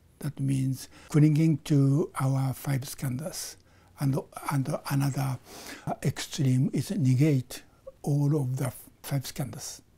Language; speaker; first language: English; non-native, fluent; Japanese